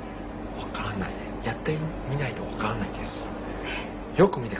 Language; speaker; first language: Japanese; non-native, learner; Chinese